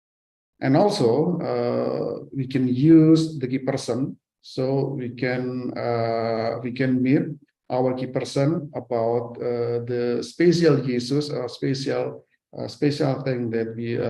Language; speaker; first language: English; non-native, fluent; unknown